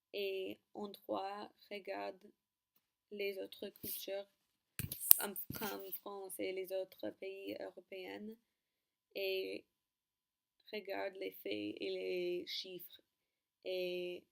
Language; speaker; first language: French; non-native, learner; English